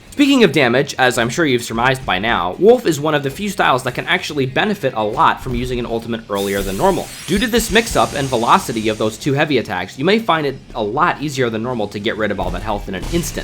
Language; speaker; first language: English; native; English